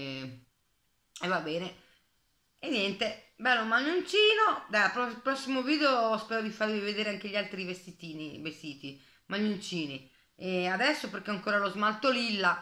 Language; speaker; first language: Italian; native; Italian